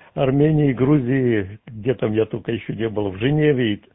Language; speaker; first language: Russian; native; Russian